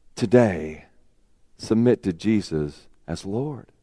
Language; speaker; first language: English; native; English